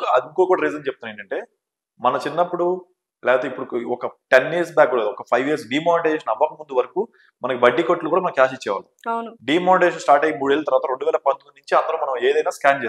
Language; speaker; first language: Telugu; native; Telugu